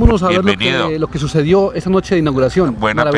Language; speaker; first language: Spanish; native; Spanish